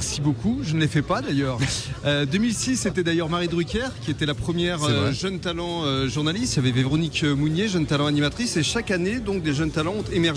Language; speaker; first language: French; native; French